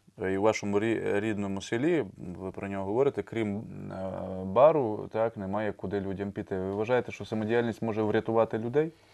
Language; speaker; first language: Ukrainian; native; Ukrainian